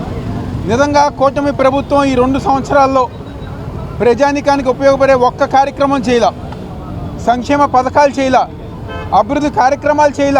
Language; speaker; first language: Telugu; native; Telugu